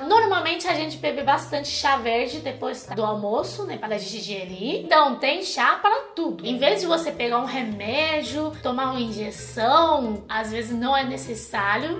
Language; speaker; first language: Portuguese; non-native, fluent; Chinese